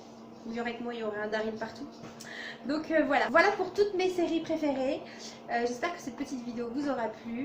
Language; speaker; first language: French; native; French